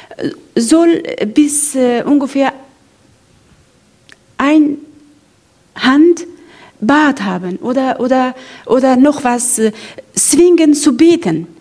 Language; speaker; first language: German; non-native, learner; Persian